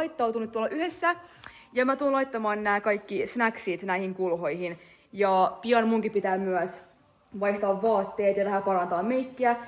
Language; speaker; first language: Finnish; native; Finnish